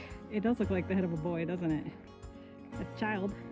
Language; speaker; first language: English; native; English